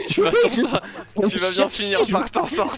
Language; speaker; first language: French; native; French